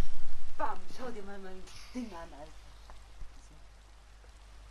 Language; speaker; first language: German; native; German